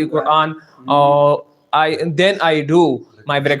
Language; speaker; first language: English; non-native, learner; Pashto